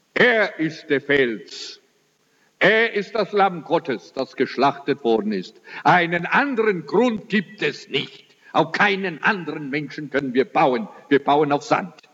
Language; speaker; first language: German; early bilingual, heritage; German